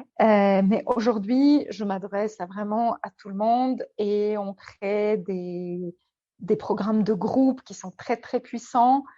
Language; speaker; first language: French; non-native, fluent; Polish